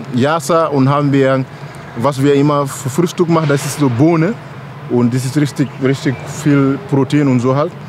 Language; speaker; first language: German; non-native, learner; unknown